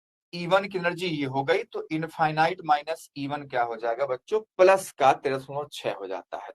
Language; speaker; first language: Hindi; native; Hindi